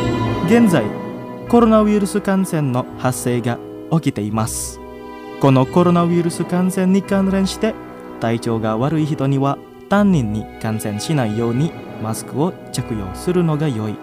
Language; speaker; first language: Japanese; non-native, fluent; Indonesian